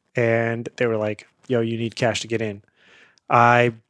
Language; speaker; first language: English; early bilingual, other home language; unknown